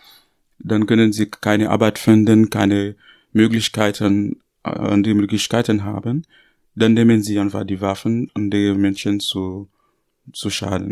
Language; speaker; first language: German; non-native, learner; Haitian Creole